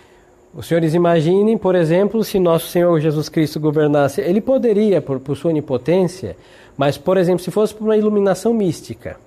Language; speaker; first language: Portuguese; native; Portuguese